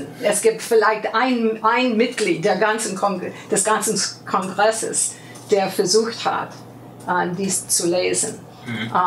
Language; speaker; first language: German; non-native, fluent; English